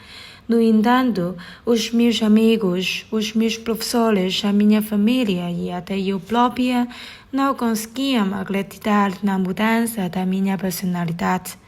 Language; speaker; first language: Portuguese; non-native, learner; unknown